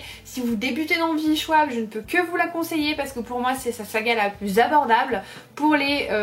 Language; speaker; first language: French; native; French